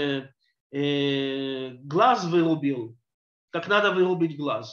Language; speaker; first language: Russian; early bilingual, heritage; Russian